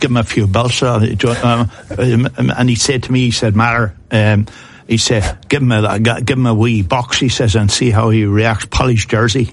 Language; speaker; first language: English; native; English